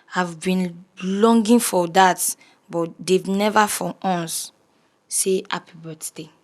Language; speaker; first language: English; non-native, local second language; Yoruba